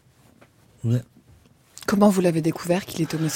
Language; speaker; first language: French; native; French